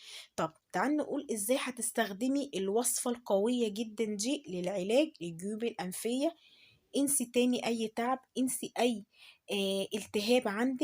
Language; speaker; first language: Arabic; native; Arabic